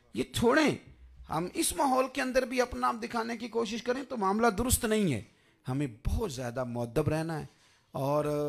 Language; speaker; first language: Urdu; non-native, local second language; Punjabi